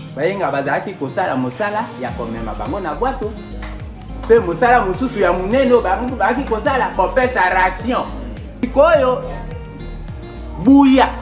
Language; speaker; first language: Lingala; native; Lingala